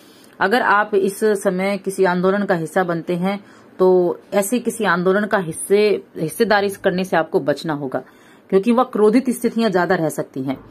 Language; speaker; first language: Hindi; native; Hindi